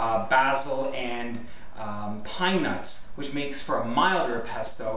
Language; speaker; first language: English; native; English